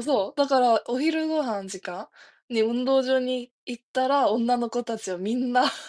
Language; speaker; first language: Japanese; non-native, fluent; Korean